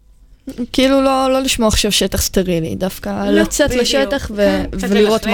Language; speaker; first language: Hebrew; native; Hebrew